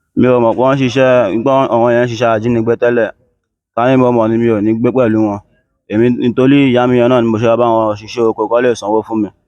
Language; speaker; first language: Yoruba; non-native, local second language; Igbo